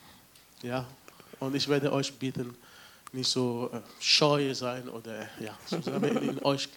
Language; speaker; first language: German; non-native, fluent; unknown